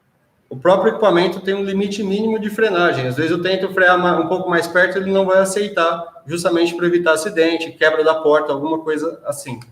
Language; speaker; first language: Portuguese; native; Portuguese